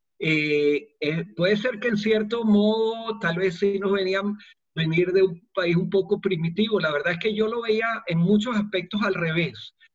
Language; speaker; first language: Spanish; native; Spanish